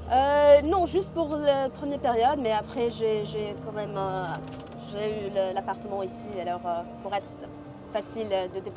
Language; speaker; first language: French; non-native, learner; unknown